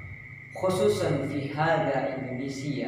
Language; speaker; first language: Arabic; non-native, learner; Indonesian